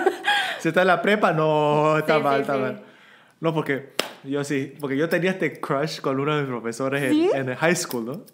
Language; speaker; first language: Spanish; native; Spanish